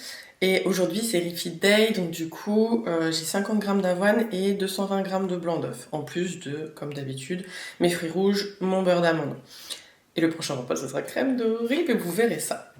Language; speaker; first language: French; native; French